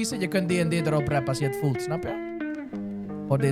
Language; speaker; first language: Dutch; non-native, fluent; Spanish